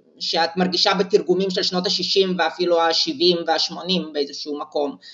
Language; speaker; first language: Hebrew; non-native, fluent; Russian